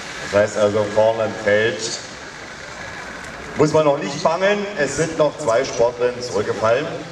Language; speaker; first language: German; native; German